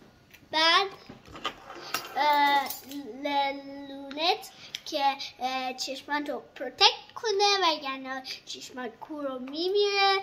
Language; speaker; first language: Persian; early bilingual, heritage; Persian